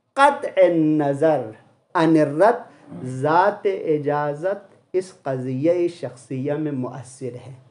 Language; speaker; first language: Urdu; non-native, local second language; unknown